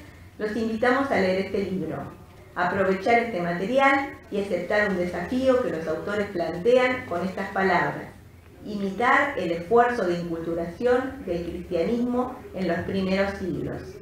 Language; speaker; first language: Spanish; native; Spanish